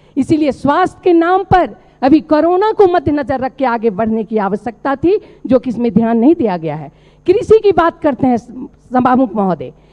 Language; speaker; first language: Hindi; non-native, local second language; Maithili